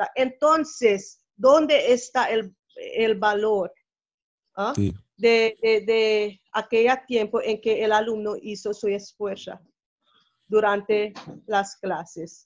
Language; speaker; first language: Spanish; non-native, fluent; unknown